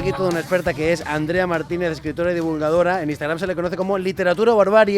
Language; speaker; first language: Spanish; native; Spanish